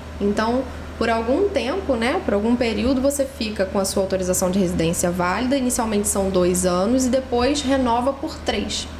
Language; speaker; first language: Portuguese; native; Portuguese